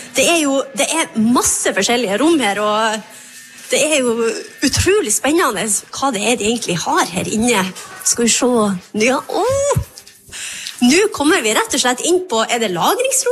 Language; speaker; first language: Norwegian; native; Norwegian